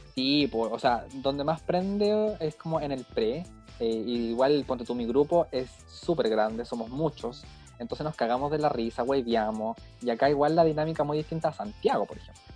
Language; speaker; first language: Spanish; native; Spanish